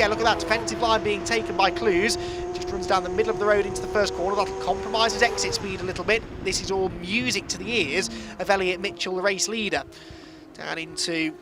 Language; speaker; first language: English; native; English